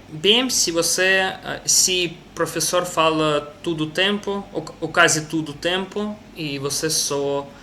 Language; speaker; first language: Portuguese; non-native, learner; Russian